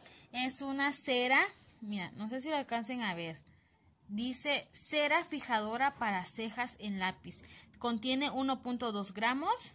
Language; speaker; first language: Spanish; native; Spanish